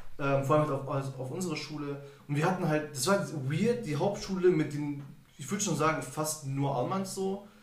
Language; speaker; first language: German; early bilingual, other home language; Turkish